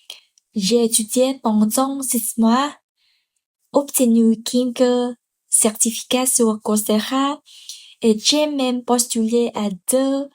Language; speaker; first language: French; non-native, learner; Vietnamese